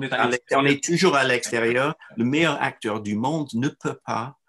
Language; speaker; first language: French; non-native, fluent; English